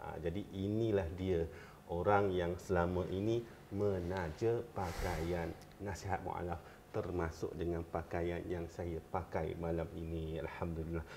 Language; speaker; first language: Malay; non-native, local second language; Chinese